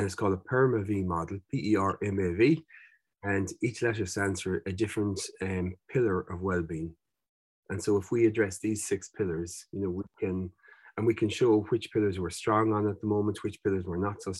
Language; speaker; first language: English; native; English